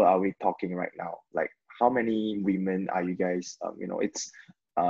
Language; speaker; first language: English; non-native, local second language; Chinese